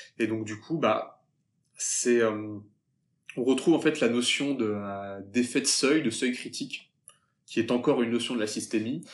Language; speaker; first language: French; native; French